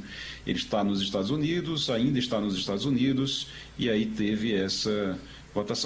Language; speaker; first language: Portuguese; native; Portuguese